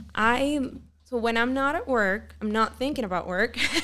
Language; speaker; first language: English; non-native, fluent; Spanish